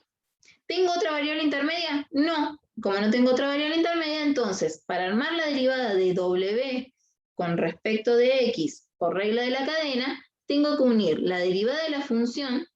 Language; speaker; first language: Spanish; native; Spanish